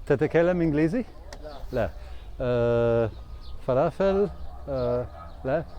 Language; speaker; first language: Arabic; non-native, learner; Latvian